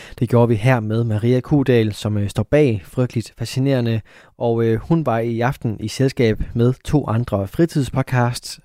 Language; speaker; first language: Danish; native; Danish